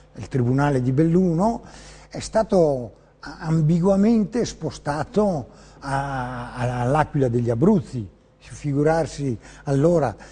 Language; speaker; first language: Italian; native; Italian